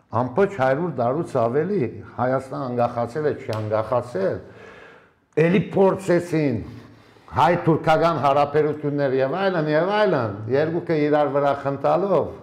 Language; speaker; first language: Armenian; early bilingual, heritage; Armenian